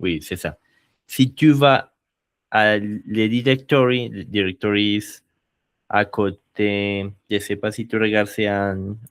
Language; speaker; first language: French; non-native, learner; Spanish